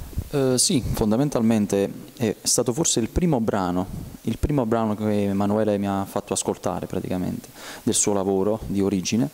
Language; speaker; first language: Italian; native; Italian